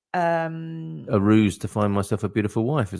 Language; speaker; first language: English; native; English